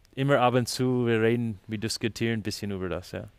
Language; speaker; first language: German; non-native, fluent; English